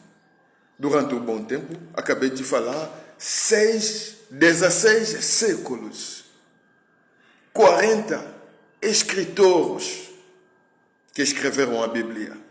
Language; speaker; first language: Portuguese; non-native, fluent; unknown